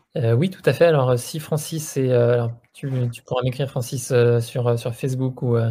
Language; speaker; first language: French; native; French